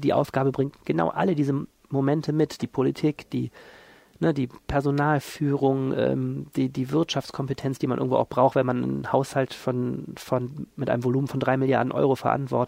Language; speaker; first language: German; native; German